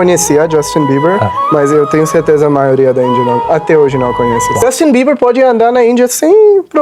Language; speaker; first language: Portuguese; non-native, fluent; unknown